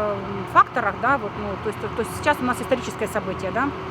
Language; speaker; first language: Russian; native; Russian